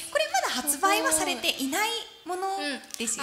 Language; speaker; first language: Japanese; native; Japanese